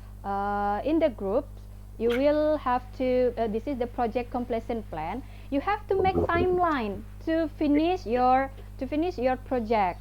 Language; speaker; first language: English; non-native, fluent; Indonesian